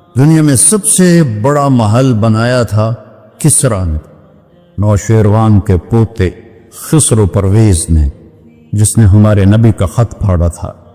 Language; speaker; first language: Urdu; non-native, local second language; Punjabi